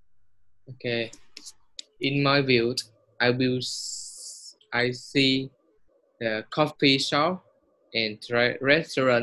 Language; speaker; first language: English; non-native, learner; Vietnamese